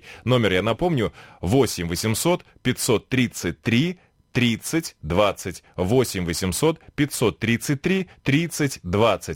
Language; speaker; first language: Russian; native; Russian